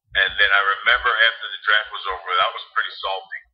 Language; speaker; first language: English; native; English